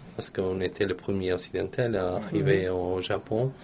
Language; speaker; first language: French; non-native, learner; Portuguese